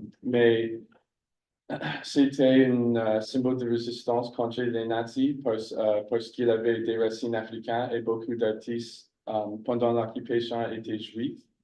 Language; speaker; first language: French; non-native, learner; English